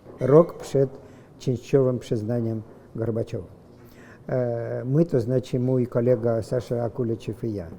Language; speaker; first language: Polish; non-native, fluent; Russian